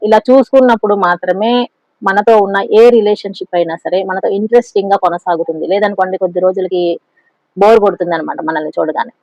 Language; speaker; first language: Telugu; native; Telugu